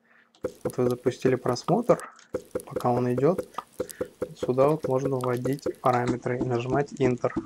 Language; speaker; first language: Russian; native; Russian